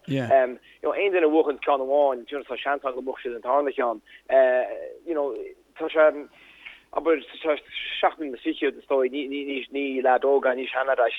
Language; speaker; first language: Irish; native; Irish